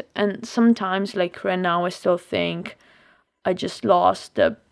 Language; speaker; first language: English; non-native, fluent; Italian